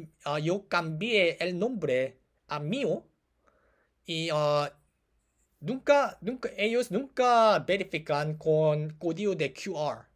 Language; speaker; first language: Spanish; non-native, learner; Korean